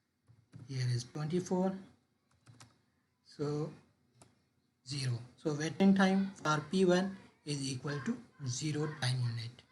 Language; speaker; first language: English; non-native, local second language; Urdu